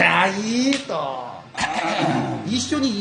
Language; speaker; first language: Japanese; non-native, learner; Korean